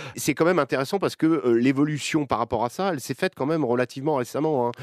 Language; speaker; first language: French; native; French